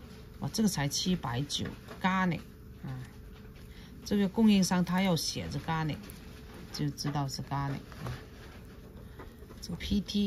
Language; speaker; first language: Chinese; non-native, local second language; Cantonese